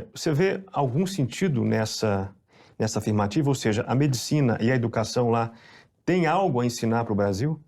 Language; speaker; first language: Portuguese; native; Portuguese